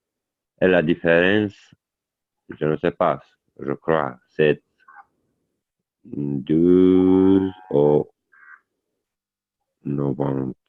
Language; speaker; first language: French; non-native, learner; Italian